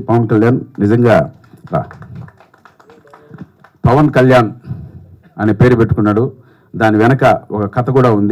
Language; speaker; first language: Telugu; native; Telugu